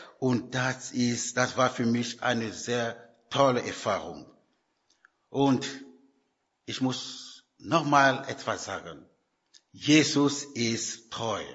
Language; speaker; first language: German; non-native, learner; French